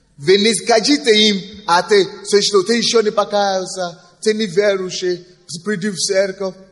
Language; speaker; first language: Russian; non-native, fluent; Yoruba